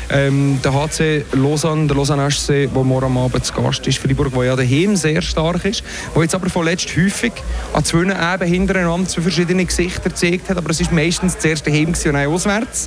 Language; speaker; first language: German; native; German